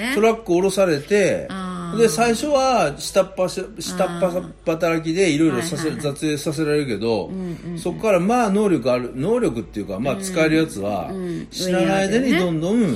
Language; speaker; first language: Japanese; native; Japanese